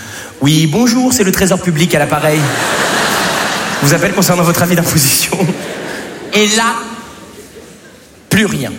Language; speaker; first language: French; native; French